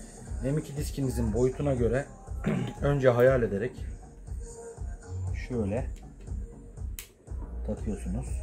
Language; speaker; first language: Turkish; native; Turkish